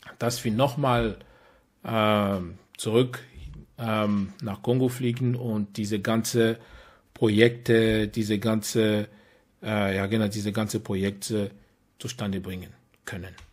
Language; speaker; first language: German; non-native, fluent; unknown